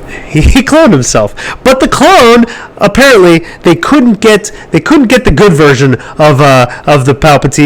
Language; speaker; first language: English; native; English